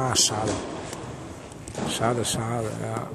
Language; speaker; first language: German; non-native, fluent; Polish